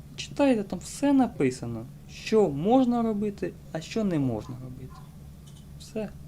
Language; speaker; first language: Ukrainian; non-native, local second language; Russian